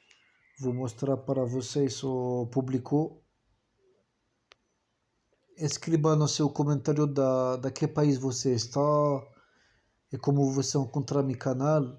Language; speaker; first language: Portuguese; non-native, learner; French